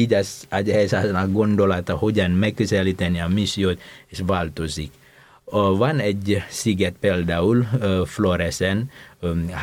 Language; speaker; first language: Hungarian; non-native, fluent; Indonesian